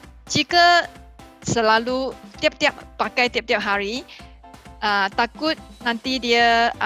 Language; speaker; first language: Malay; non-native, local second language; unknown